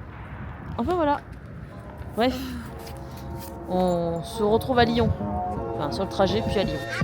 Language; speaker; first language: French; native; French